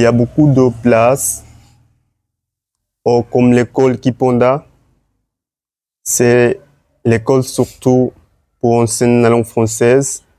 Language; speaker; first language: French; non-native, learner; Swahili